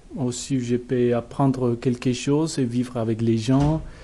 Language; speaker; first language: French; non-native, learner; Spanish